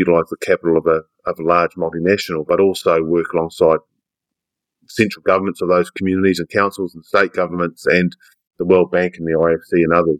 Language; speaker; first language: English; native; English